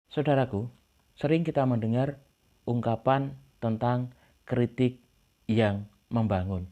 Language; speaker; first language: Indonesian; native; Indonesian